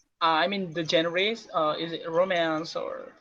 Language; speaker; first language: English; non-native, learner; Indonesian